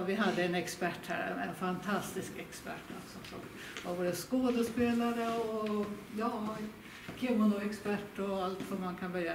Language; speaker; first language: Swedish; native; Swedish